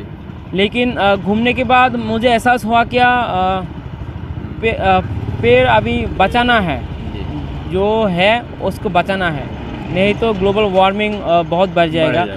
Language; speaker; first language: Hindi; non-native, learner; Bangla